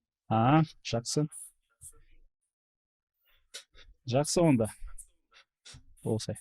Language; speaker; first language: Kazakh; non-native, learner; Russian